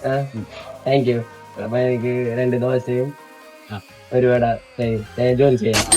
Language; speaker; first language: Malayalam; non-native, learner; Kannada